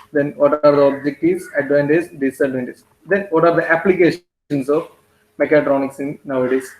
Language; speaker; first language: English; non-native, local second language; Malayalam